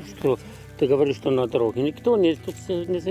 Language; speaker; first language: Russian; early bilingual, heritage; Russian